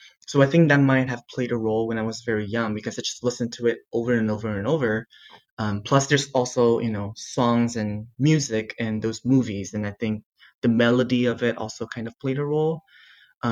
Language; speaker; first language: English; non-native, fluent; Chinese